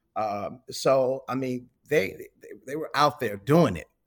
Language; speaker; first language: English; native; English